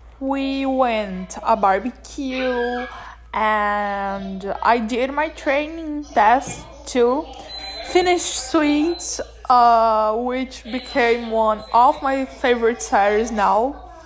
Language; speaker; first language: English; non-native, learner; Portuguese